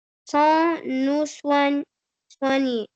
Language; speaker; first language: French; non-native, local second language; Arabic